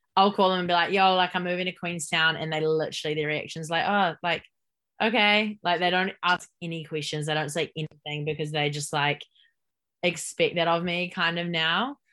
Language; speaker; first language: English; native; English